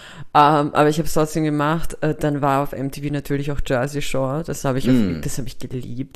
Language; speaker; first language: German; native; German